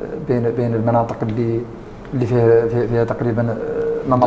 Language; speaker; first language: Arabic; native; Arabic